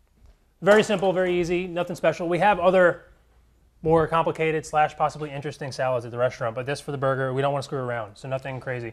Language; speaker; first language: English; native; English